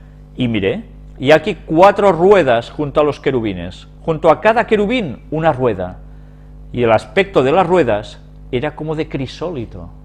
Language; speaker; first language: Spanish; native; Spanish